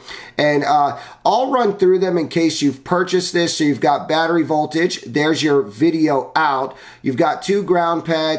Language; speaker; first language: English; native; English